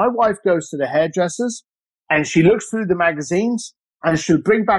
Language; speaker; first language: English; native; English